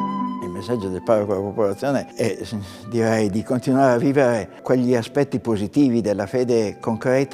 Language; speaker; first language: Italian; native; Italian